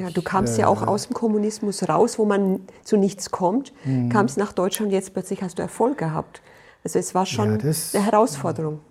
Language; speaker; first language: German; native; German